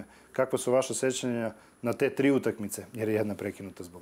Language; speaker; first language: Serbian; native; Serbian